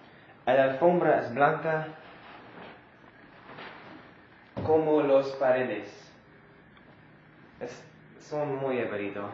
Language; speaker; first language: Spanish; non-native, learner; English